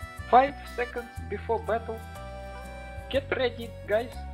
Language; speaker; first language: English; non-native, learner; Russian